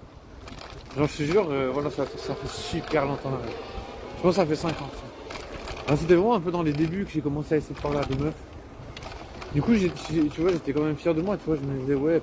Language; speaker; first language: French; native; French